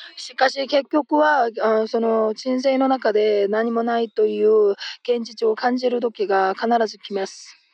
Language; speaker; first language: Japanese; non-native, fluent; Korean